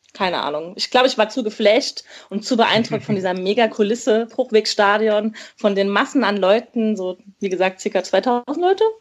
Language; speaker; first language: German; native; German